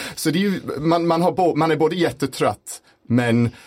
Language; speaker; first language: Swedish; non-native, fluent; English